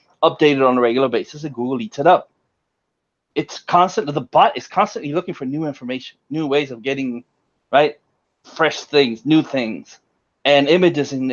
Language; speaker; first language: English; native; English